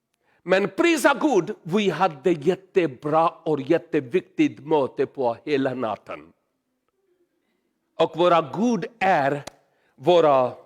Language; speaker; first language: Swedish; non-native, learner; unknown